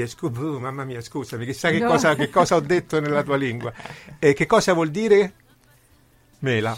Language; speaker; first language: Italian; native; Italian